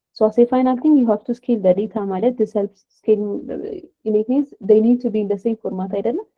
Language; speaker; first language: English; non-native, fluent; Amharic